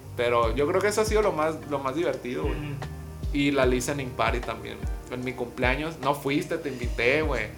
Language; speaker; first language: Spanish; native; Spanish